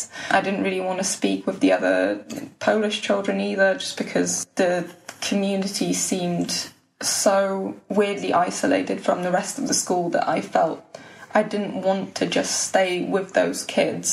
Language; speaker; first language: English; early bilingual, other home language; Polish